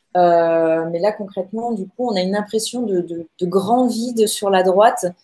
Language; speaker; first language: French; native; French